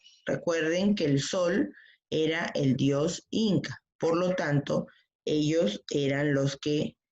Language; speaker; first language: Spanish; native; Spanish